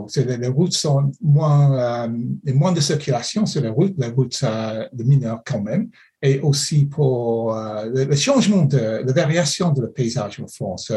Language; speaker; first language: French; non-native, fluent; English